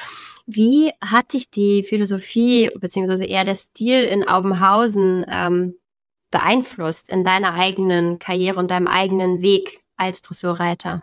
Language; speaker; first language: German; native; German